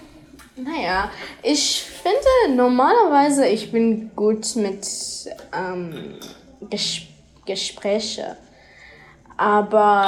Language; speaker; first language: German; non-native, learner; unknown